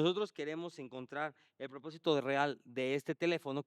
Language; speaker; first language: Spanish; native; Spanish